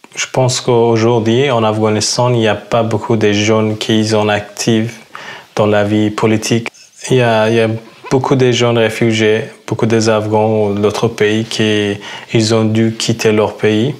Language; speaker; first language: French; non-native, fluent; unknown